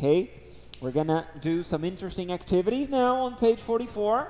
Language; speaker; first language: English; non-native, fluent; Portuguese